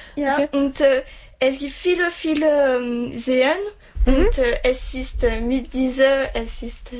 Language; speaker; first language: German; non-native, learner; French